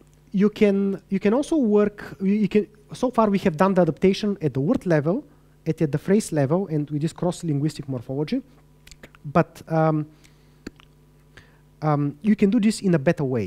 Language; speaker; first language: English; non-native, fluent; Bulgarian